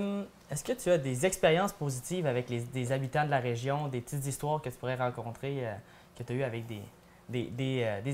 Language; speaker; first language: French; native; French